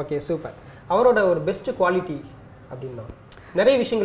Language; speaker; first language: Tamil; native; Tamil